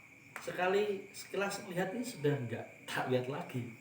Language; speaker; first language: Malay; non-native, local second language; Javanese